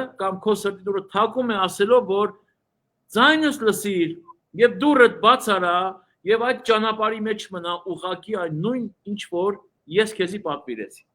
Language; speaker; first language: Armenian; early bilingual, heritage; Armenian